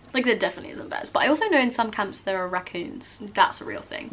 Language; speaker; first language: English; native; English